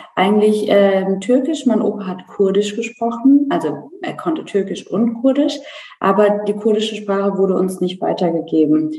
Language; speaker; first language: German; early bilingual, other home language; Turkish